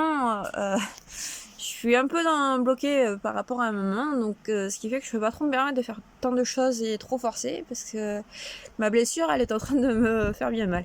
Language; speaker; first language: French; native; French